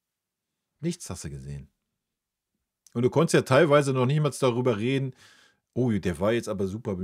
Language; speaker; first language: German; native; German